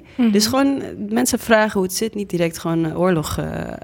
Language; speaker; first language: Dutch; early bilingual, other home language; English